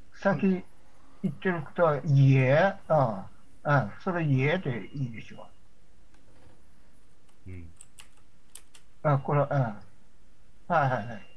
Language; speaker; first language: Japanese; non-native, fluent; Chinese